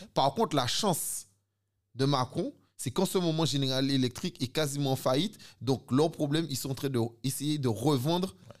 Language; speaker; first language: French; native; French